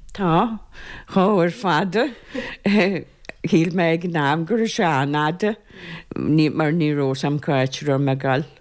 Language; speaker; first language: Irish; native; Irish